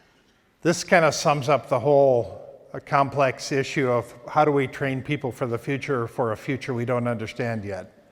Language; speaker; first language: English; native; English